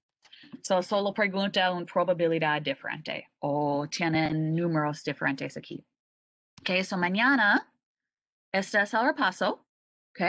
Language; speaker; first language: Spanish; non-native, learner; English